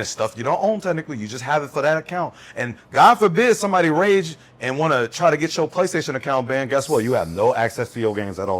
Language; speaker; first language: English; native; English